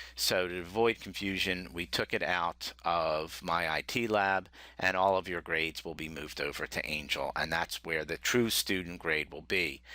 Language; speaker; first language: English; native; English